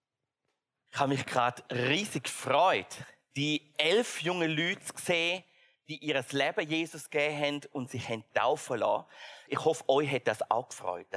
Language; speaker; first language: German; native; German